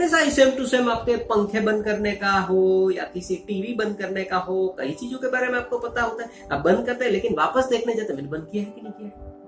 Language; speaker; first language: Hindi; non-native, local second language; Gujarati